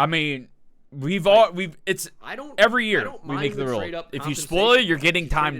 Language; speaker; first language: English; native; English